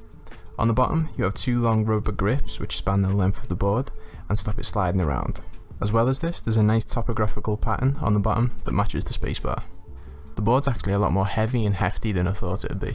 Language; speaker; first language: English; native; English